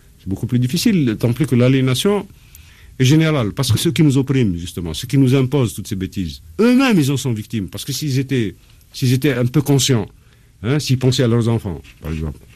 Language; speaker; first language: French; non-native, local second language; Arabic